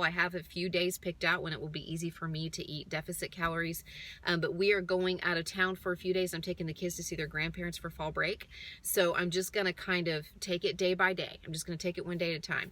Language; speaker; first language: English; native; English